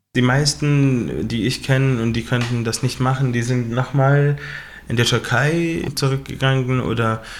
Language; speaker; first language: German; non-native, fluent; Arabic